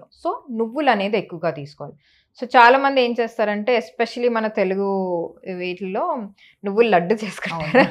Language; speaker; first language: Telugu; native; Telugu